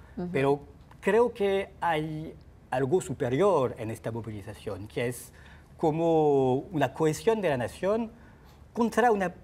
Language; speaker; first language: Spanish; non-native, fluent; French